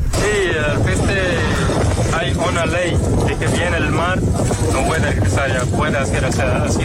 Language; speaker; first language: Spanish; non-native, learner; Arabic